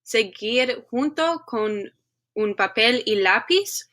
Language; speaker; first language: Spanish; non-native, learner; English